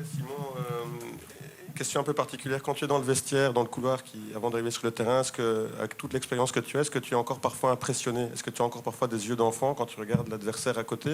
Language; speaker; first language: French; native; French